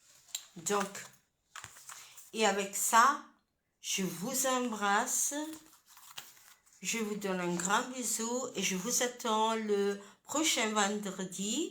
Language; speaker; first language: French; non-native, fluent; Italian